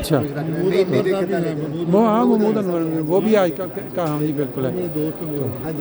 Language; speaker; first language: Urdu; native; Urdu